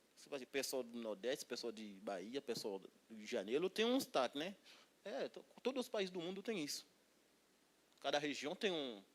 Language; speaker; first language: Portuguese; non-native, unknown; Haitian Creole